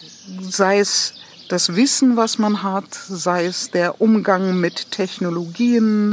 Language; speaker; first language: German; non-native, fluent; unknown